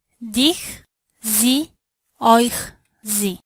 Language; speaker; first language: German; non-native, learner; Polish